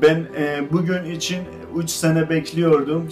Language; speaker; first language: Turkish; non-native, fluent; Azerbaijani